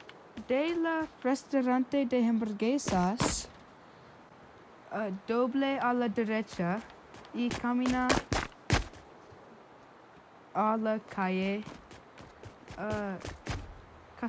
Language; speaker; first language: Spanish; non-native, learner; English